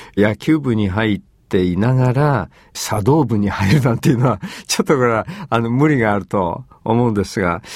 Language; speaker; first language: Japanese; native; Japanese